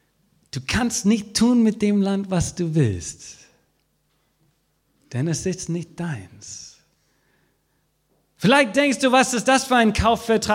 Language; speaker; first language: German; non-native, fluent; English